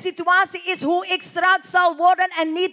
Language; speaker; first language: Dutch; non-native, learner; Indonesian